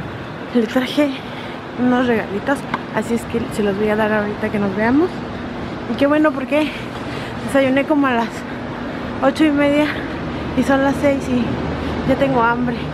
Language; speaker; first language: Spanish; native; Spanish